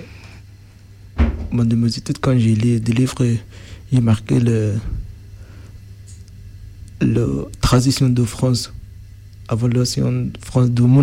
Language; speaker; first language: French; non-native, learner; Arabic